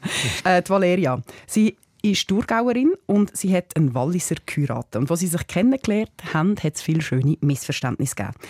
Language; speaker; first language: German; native; German